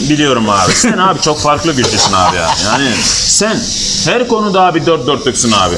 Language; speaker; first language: Turkish; non-native, fluent; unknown